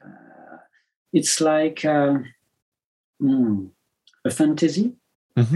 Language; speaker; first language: English; non-native, learner; French